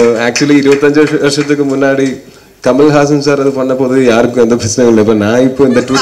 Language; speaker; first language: Tamil; non-native, learner; Malayalam